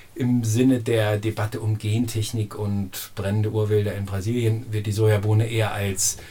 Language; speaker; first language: German; native; German